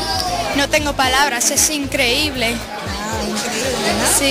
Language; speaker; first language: Spanish; early bilingual, other home language; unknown